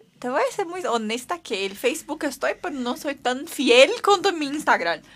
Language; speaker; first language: Spanish; non-native, fluent; Portuguese